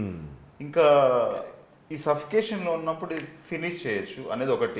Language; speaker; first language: Telugu; native; Telugu